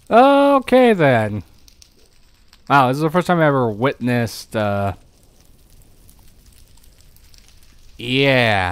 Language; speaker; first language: English; native; English